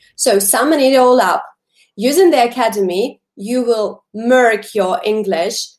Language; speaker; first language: English; non-native, fluent; Russian